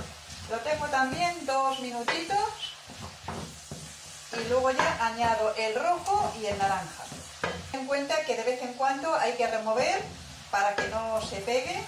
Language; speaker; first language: Spanish; native; Spanish